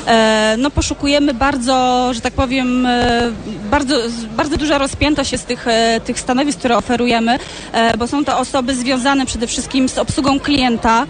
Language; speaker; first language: Polish; native; Polish